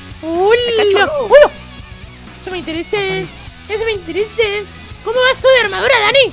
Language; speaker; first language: Spanish; native; Spanish